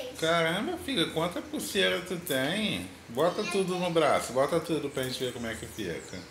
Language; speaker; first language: Portuguese; native; Portuguese